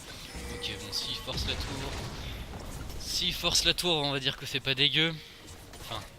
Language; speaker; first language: French; native; French